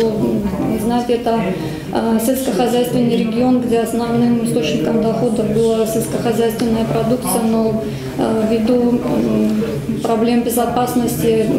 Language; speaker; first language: Russian; native; Russian